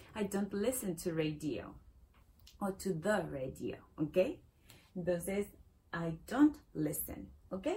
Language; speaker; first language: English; non-native, learner; Spanish